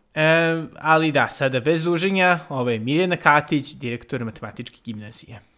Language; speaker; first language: Serbian; native; Serbian